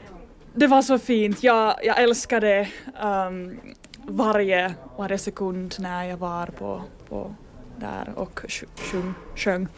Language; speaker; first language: Swedish; non-native, learner; Finnish